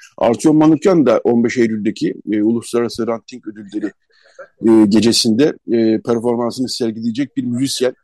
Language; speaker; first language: Turkish; native; Turkish